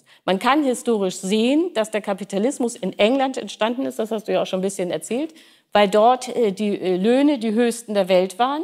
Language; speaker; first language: German; native; German